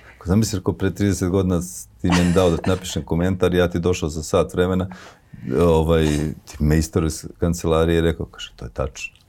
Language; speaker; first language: Serbian; native; Serbian